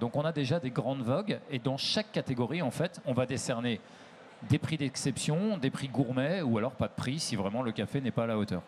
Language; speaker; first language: French; native; French